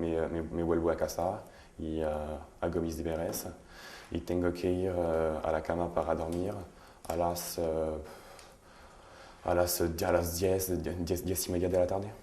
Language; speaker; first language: Spanish; non-native, learner; French